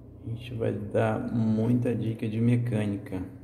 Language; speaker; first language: Portuguese; native; Portuguese